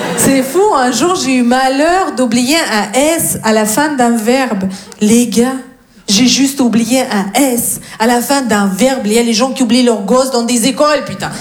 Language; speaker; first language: French; non-native, fluent; Russian